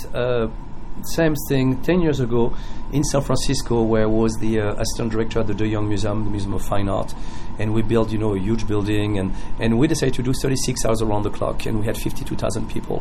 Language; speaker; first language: English; non-native, fluent; French